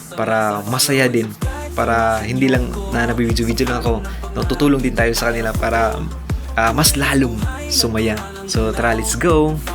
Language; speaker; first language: Filipino; non-native, local second language; Hiligaynon